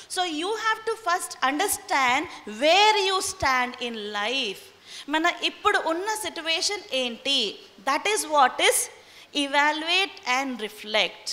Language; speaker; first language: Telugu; non-native, local second language; Hindi